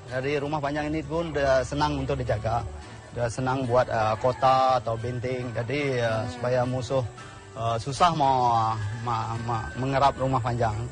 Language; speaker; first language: Malay; non-native, local second language; Iban